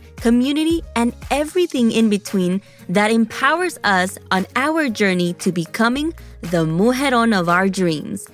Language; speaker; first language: English; early bilingual, other home language; Spanish